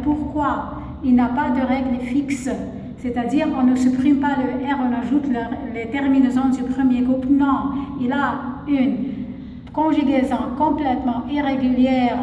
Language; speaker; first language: French; non-native, fluent; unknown